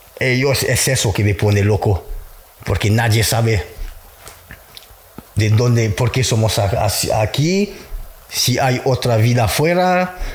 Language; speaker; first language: Spanish; non-native, learner; French